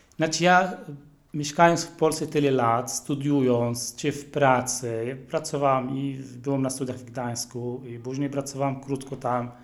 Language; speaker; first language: Polish; non-native, fluent; Arabic